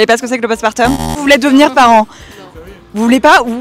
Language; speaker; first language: French; native; French